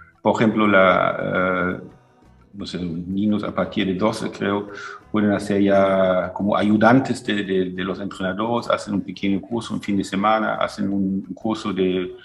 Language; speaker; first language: Spanish; non-native, fluent; German